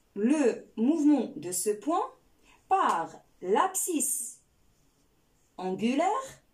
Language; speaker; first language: French; non-native, local second language; Arabic